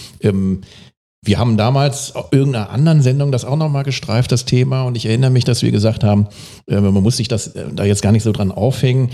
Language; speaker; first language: German; native; German